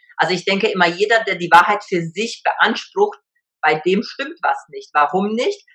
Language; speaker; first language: German; early bilingual, other home language; Polish